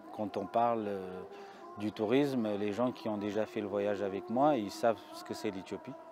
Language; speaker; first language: French; early bilingual, other home language; Amharic